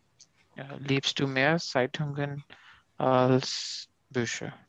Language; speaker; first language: German; non-native, learner; Urdu